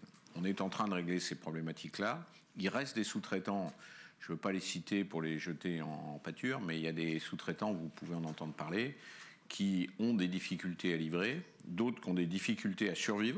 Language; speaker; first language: French; native; French